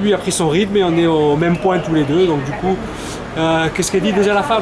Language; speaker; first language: French; native; French